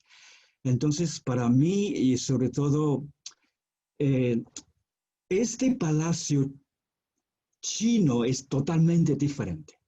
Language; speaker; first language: Spanish; non-native, fluent; Chinese